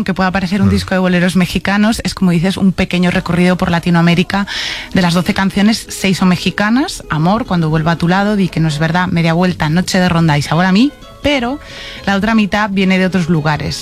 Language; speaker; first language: Spanish; native; Spanish